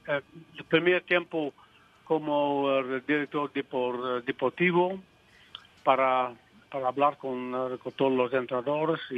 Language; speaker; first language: Spanish; non-native, fluent; Dutch